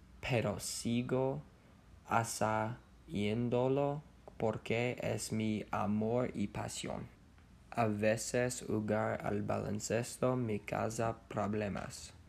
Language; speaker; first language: Spanish; non-native, learner; English